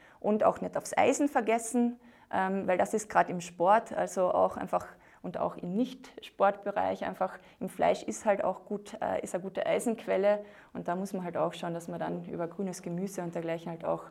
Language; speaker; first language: German; native; German